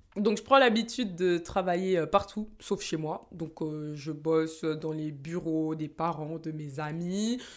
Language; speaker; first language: French; native; French